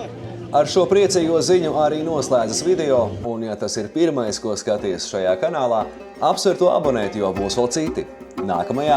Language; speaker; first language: Latvian; native; Latvian